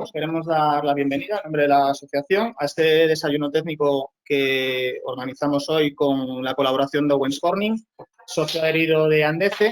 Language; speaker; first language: Spanish; native; Spanish